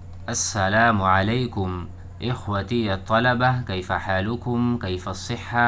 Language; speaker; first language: Arabic; non-native, fluent; Urdu